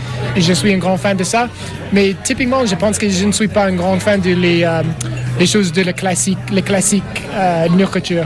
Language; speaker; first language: French; non-native, fluent; English